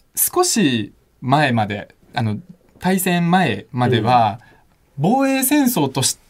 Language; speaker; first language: Japanese; early bilingual, other home language; Russian